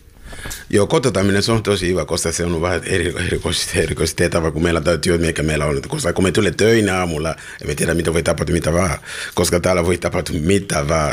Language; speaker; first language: Finnish; non-native, learner; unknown